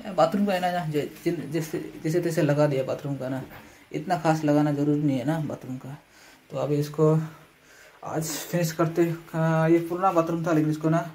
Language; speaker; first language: Hindi; non-native, local second language; Nepali